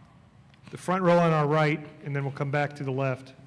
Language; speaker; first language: English; native; English